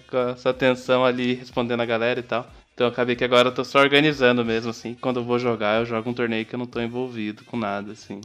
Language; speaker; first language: Portuguese; native; Portuguese